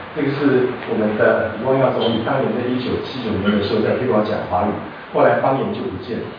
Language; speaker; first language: Chinese; non-native, local second language; Min Nan Chinese